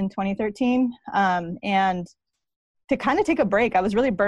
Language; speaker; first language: English; native; English